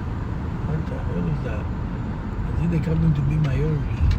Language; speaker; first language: English; non-native, learner; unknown